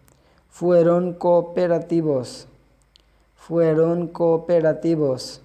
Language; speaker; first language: Spanish; non-native, fluent; Urdu